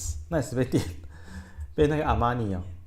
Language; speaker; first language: Chinese; native; Chinese